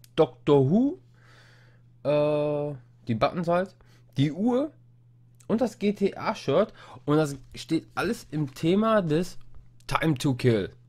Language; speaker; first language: German; non-native, fluent; English